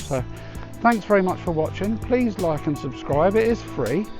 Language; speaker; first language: English; native; English